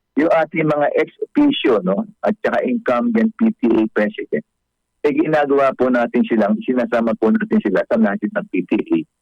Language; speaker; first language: Filipino; native; Filipino